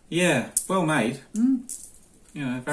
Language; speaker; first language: English; native; English